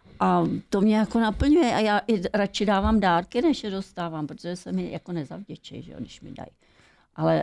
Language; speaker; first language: Czech; native; Czech